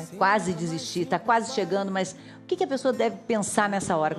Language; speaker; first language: Portuguese; native; Portuguese